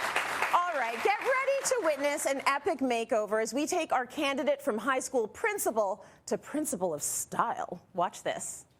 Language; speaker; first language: English; native; English